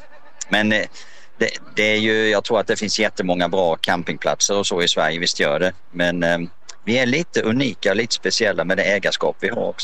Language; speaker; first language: Swedish; native; Swedish